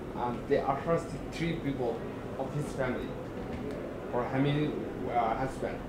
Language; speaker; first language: English; non-native, learner; Somali